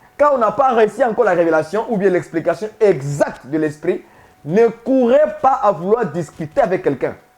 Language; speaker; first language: French; non-native, local second language; Swahili